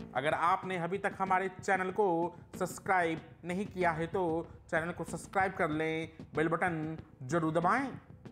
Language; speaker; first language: Hindi; native; Hindi